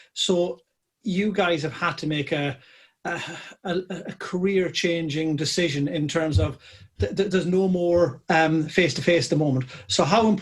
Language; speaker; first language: English; native; English